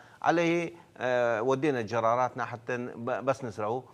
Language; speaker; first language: Arabic; non-native, local second language; Kurdish